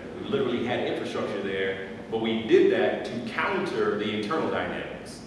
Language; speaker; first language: English; native; English